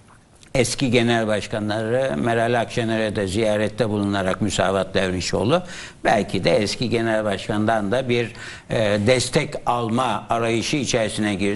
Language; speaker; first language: Turkish; native; Turkish